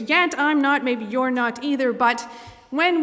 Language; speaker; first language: English; native; English